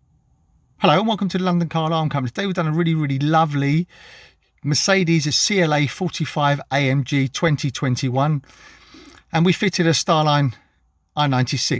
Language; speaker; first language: English; native; English